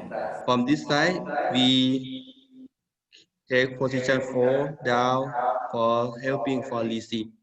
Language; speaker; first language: English; non-native, learner; Thai